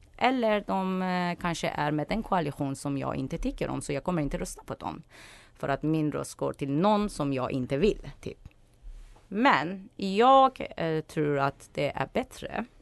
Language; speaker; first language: Swedish; non-native, fluent; Persian